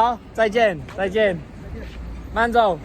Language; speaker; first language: Chinese; non-native, learner; English